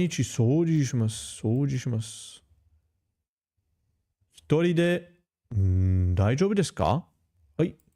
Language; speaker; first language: Japanese; non-native, learner; Greek